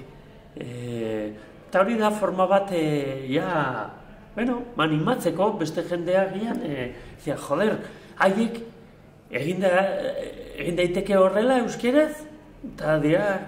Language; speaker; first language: Basque; non-native, local second language; Spanish